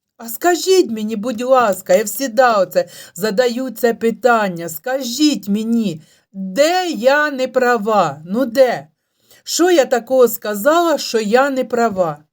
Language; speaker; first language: Ukrainian; non-native, local second language; Russian